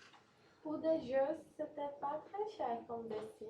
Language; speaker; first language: French; non-native, learner; Portuguese